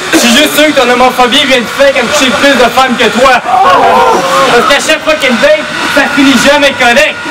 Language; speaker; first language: French; native; French